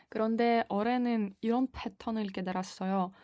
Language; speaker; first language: Korean; non-native, fluent; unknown